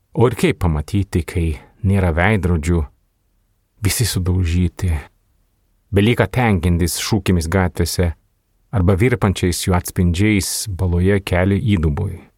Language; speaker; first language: Lithuanian; non-native, fluent; Swedish